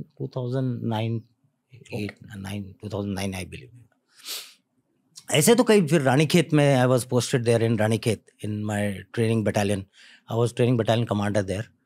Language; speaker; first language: Hindi; native; Hindi